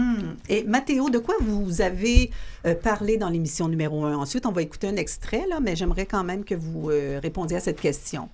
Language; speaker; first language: French; native; French